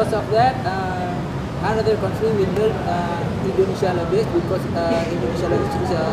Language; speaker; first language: English; non-native, learner; Indonesian